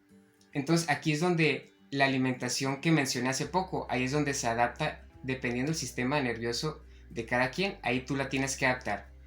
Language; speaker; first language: Spanish; native; Spanish